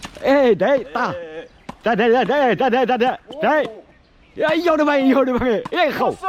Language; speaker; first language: Chinese; native; Chinese